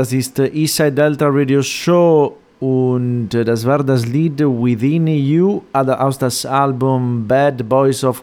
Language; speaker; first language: German; non-native, fluent; Italian